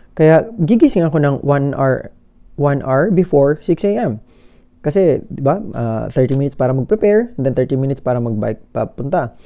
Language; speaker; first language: Filipino; native; Filipino